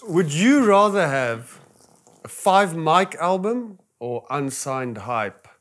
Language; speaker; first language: English; non-native, local second language; Afrikaans